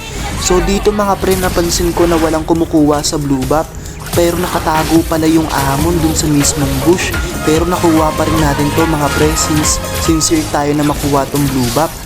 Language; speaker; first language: Filipino; native; Filipino